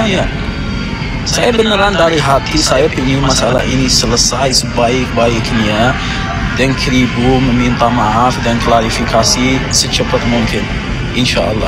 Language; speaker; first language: Indonesian; non-native, fluent; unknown